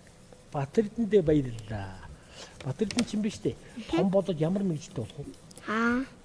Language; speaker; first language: Mongolian; native; Mongolian